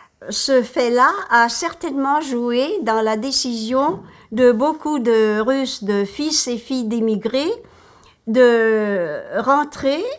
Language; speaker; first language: French; early bilingual, other home language; Russian